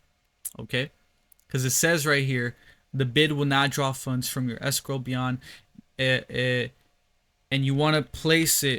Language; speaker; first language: English; native; English